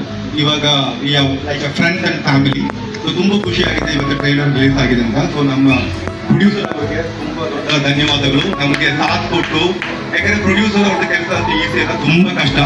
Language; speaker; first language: Kannada; non-native, local second language; Malayalam